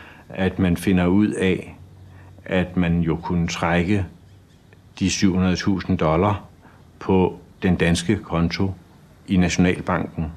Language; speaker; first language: Danish; native; Danish